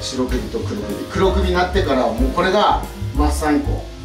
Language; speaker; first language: Japanese; native; Japanese